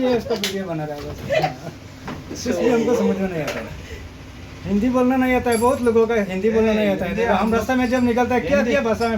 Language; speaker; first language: Hindi; non-native, local second language; Bangla